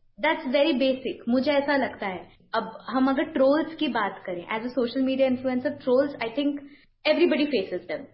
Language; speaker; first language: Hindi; non-native, local second language; Bangla